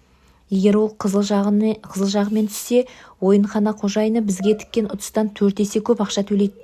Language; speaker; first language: Kazakh; native; Kazakh